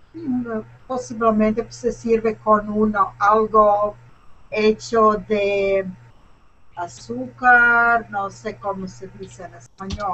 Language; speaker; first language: Spanish; non-native, learner; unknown